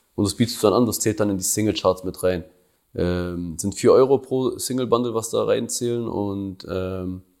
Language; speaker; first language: German; early bilingual, other home language; Albanian